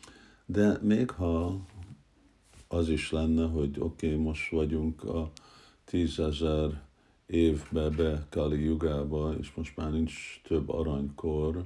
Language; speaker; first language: Hungarian; early bilingual, heritage; Hungarian